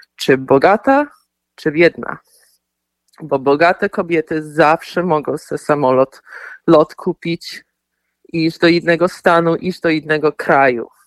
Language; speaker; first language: Polish; early bilingual, heritage; Polish